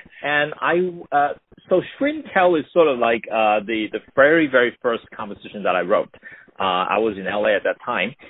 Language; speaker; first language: English; non-native, local second language; Cantonese